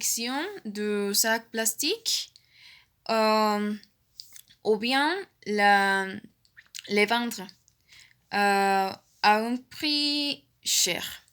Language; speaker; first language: French; non-native, learner; Spanish